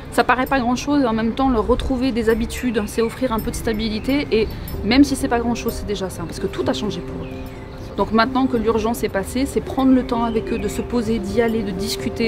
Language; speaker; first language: French; native; French